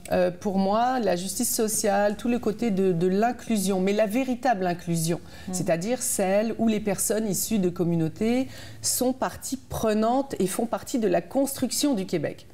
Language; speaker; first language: French; native; French